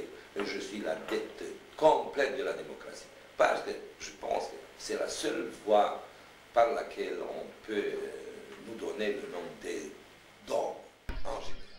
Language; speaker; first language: French; non-native, fluent; Romanian